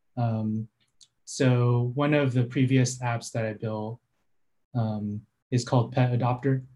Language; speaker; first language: English; native; English